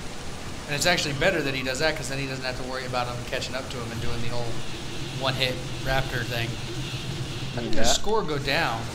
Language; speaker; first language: English; native; English